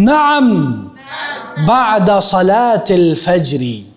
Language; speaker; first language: Arabic; non-native, fluent; Urdu